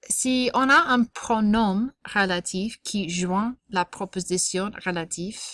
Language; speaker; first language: French; non-native, fluent; English